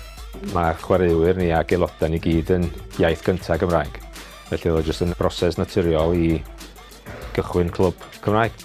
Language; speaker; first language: Welsh; native; Welsh